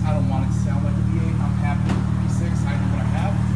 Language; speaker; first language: English; native; English